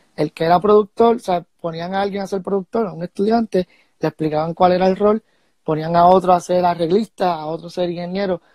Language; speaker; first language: Spanish; early bilingual, heritage; Spanish